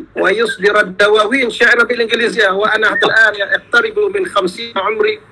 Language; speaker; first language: Arabic; non-native, fluent; Malay